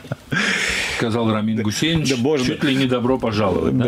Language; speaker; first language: Russian; native; Russian